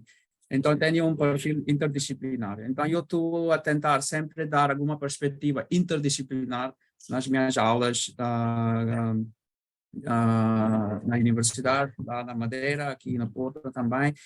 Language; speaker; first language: Portuguese; non-native, learner; Bangla